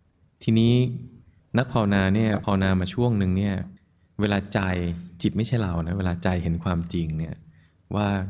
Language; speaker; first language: Thai; native; Thai